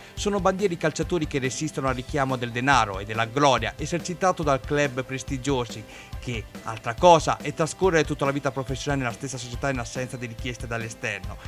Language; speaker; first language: Italian; native; Italian